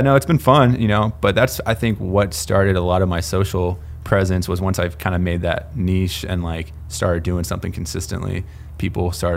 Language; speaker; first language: English; native; English